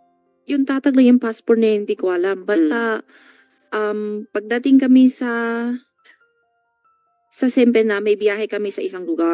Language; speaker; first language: Filipino; non-native, learner; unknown